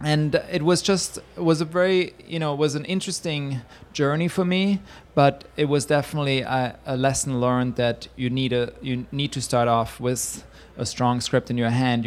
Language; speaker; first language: English; non-native, fluent; Swiss German